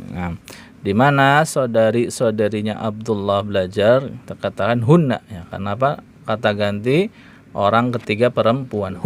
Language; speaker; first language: Indonesian; native; Indonesian